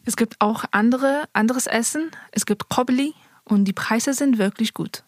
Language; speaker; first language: German; non-native, fluent; Persian